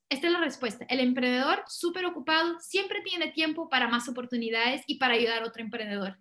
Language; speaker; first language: Spanish; non-native, fluent; Portuguese